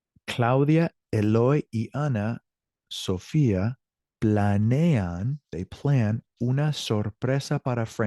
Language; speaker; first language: Spanish; non-native, learner; English